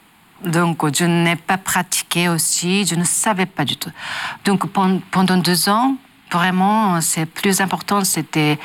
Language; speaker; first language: French; non-native, learner; Japanese